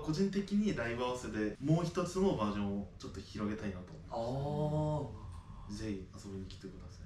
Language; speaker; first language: Japanese; non-native, fluent; Korean